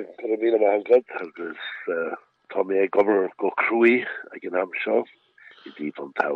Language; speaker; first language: Irish; non-native, local second language; English